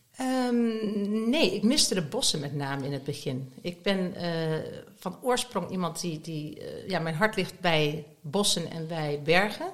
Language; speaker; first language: Dutch; native; Dutch